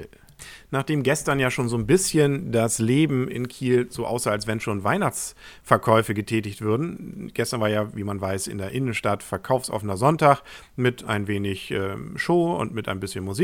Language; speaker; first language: German; native; German